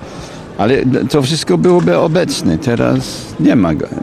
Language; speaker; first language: Polish; non-native, fluent; English